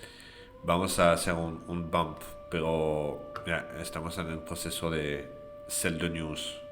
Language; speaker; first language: Spanish; non-native, fluent; French